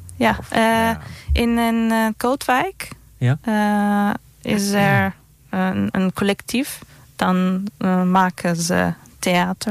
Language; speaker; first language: Dutch; non-native, fluent; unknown